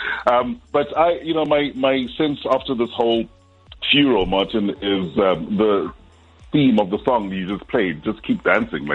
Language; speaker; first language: English; non-native, local second language; Xhosa